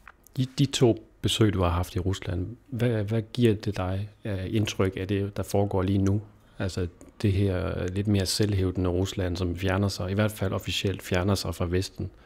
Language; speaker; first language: Danish; native; Danish